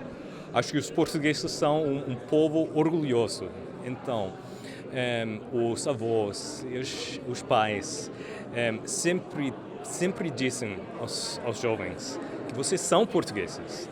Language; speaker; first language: Portuguese; early bilingual, heritage; English